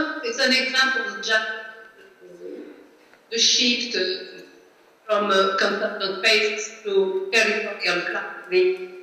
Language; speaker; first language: English; non-native, learner; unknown